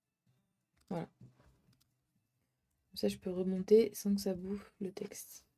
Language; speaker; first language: French; native; French